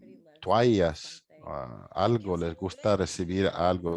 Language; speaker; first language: Spanish; non-native, fluent; English